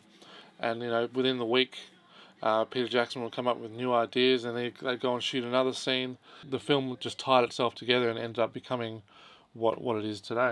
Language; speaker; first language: English; native; English